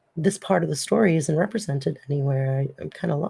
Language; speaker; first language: English; native; English